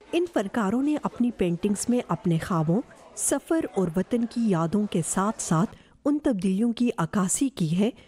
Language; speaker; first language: Urdu; native; Urdu